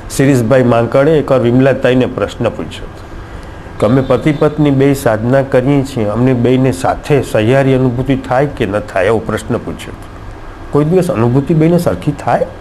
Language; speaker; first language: Gujarati; native; Gujarati